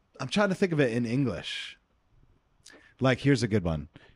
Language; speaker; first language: English; native; English